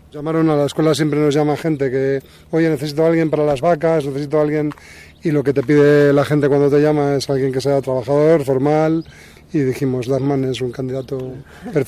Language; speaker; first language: Spanish; native; Spanish